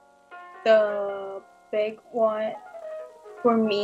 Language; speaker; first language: English; early bilingual, other home language; Indonesian